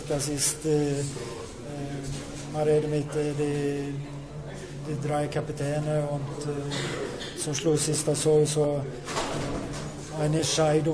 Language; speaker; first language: German; non-native, learner; Swedish